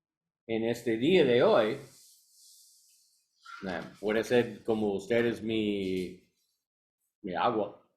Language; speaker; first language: Spanish; non-native, learner; English